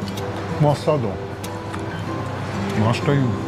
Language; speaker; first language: Hebrew; native; Hebrew